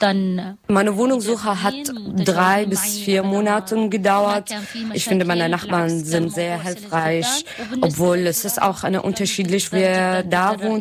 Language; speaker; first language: German; non-native, learner; Arabic